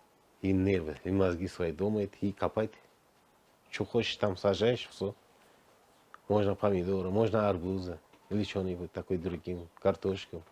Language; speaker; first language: Russian; non-native, learner; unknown